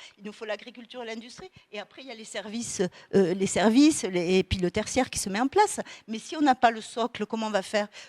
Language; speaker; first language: French; native; French